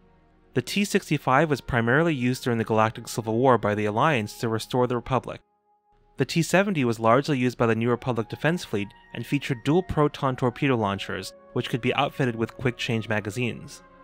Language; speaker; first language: English; native; English